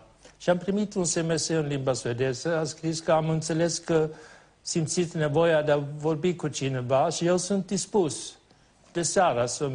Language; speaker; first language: Romanian; non-native, fluent; Swedish